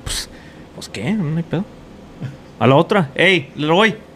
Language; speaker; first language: Spanish; early bilingual, other home language; English